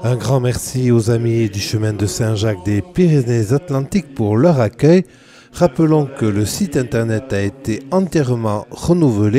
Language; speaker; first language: French; native; French